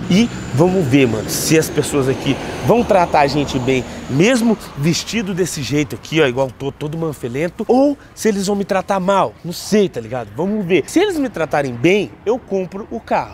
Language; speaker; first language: Portuguese; native; Portuguese